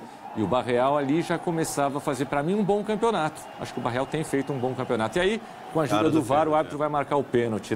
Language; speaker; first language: Portuguese; native; Portuguese